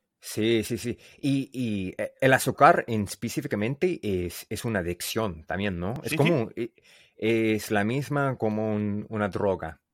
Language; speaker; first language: Spanish; non-native, learner; English